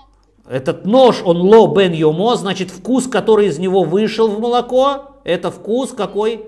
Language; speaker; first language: Russian; native; Russian